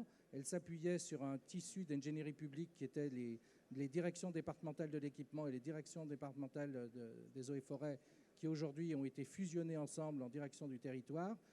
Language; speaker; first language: French; native; French